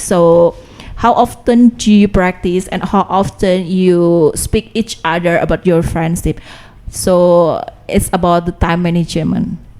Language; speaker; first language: English; non-native, learner; Indonesian